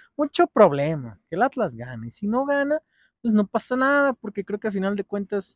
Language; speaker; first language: Spanish; native; Spanish